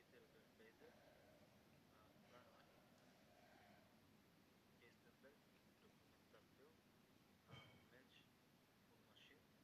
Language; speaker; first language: German; non-native, learner; Macedonian